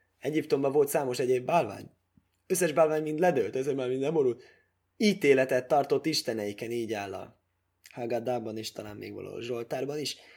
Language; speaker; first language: Hungarian; early bilingual, heritage; Hungarian